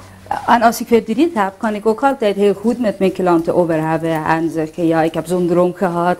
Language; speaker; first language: Dutch; non-native, fluent; Persian